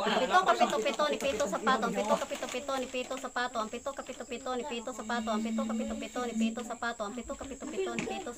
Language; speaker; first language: Cebuano; native; Cebuano